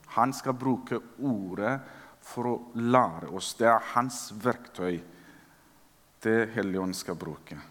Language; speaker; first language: Norwegian; non-native, fluent; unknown